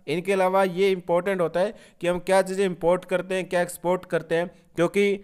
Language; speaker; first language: Hindi; native; Hindi